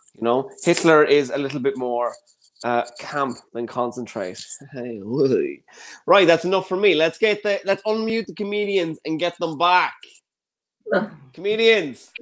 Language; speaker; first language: English; native; English